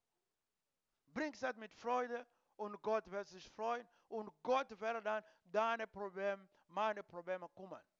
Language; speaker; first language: German; non-native, learner; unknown